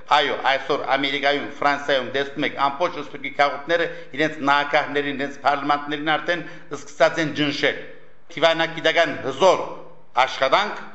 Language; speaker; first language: Armenian; early bilingual, heritage; Armenian